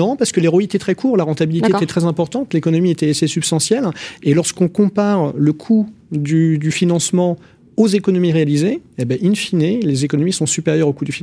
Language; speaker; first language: French; native; French